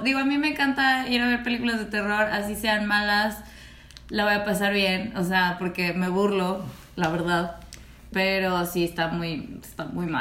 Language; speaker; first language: Spanish; native; Spanish